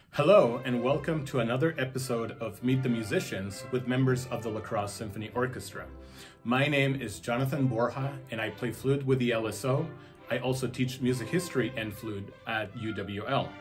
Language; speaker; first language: English; non-native, fluent; Spanish